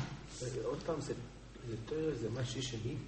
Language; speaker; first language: Hebrew; non-native, learner; English